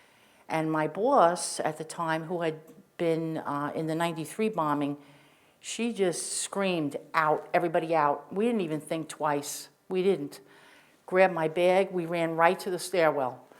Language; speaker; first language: English; native; English